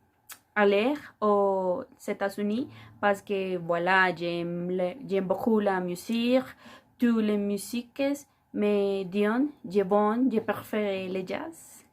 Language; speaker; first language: French; non-native, fluent; Spanish